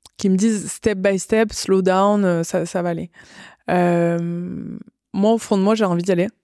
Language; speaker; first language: French; native; French